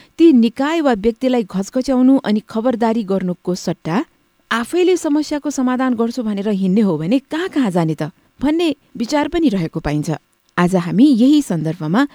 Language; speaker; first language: Nepali; native; Nepali